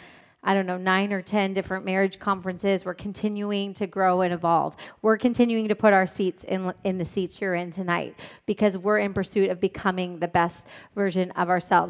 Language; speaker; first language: English; native; English